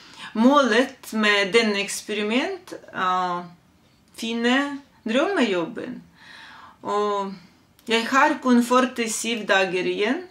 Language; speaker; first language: Norwegian; non-native, fluent; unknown